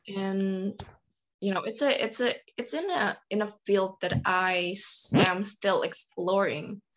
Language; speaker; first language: English; non-native, fluent; Indonesian